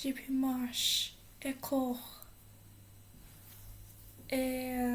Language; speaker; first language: French; non-native, learner; English